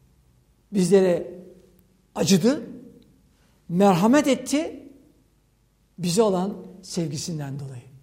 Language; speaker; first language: Turkish; native; Turkish